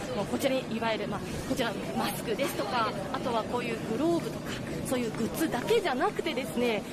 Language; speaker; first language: Japanese; native; Japanese